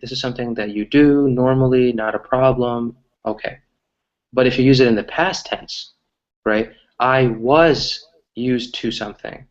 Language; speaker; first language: English; early bilingual, other home language; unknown